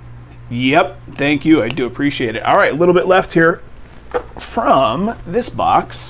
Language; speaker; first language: English; native; English